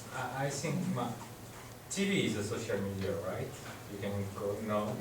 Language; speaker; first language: English; non-native, fluent; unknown